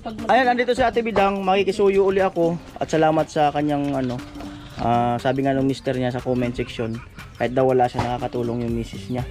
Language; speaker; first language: Filipino; native; Filipino